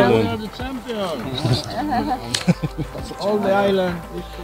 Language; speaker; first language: English; non-native, learner; Spanish